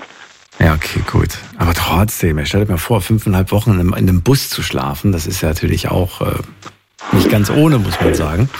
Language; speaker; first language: German; native; German